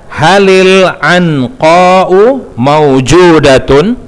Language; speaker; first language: Arabic; non-native, fluent; Indonesian